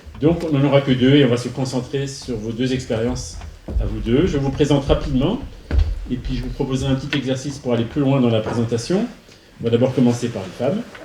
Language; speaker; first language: French; native; French